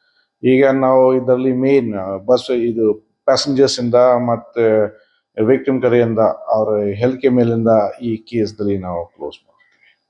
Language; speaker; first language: Kannada; non-native, fluent; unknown